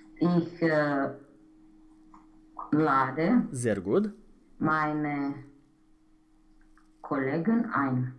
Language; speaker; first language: German; non-native, learner; Romanian